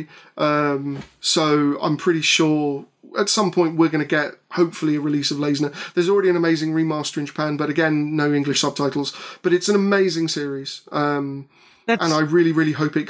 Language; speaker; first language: English; native; English